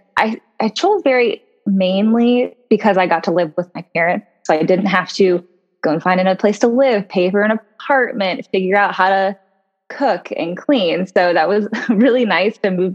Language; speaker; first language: English; native; English